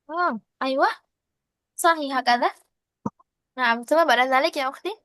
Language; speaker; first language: Arabic; non-native, fluent; Indonesian